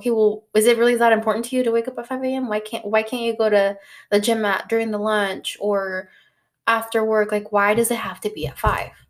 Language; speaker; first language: English; early bilingual, other home language; Spanish